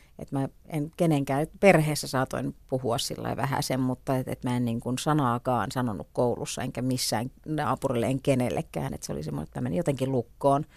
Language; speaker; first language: Finnish; native; Finnish